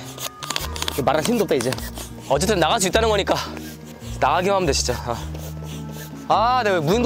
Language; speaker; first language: Korean; native; Korean